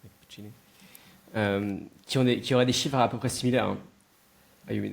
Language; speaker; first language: French; native; French